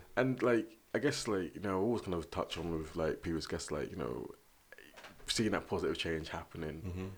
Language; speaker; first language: English; native; English